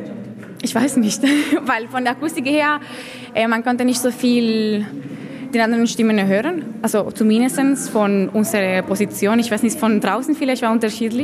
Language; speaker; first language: German; non-native, fluent; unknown